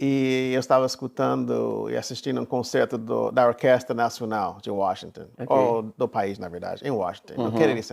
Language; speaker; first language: Portuguese; non-native, fluent; English